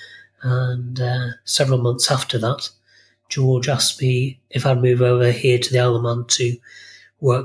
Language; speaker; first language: English; native; English